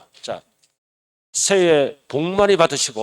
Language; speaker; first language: Korean; native; Korean